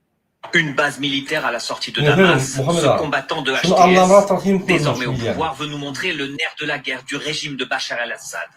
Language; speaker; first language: French; native; French